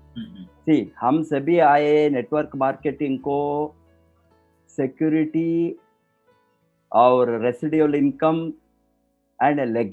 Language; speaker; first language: Hindi; non-native, local second language; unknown